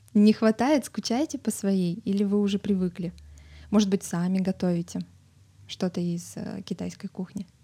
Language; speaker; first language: Russian; native; Russian